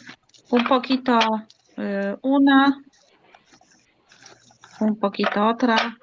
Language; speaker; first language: Spanish; non-native, learner; Polish